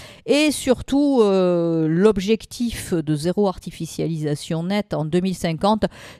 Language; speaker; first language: French; native; French